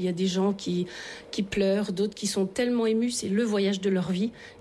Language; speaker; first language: French; native; French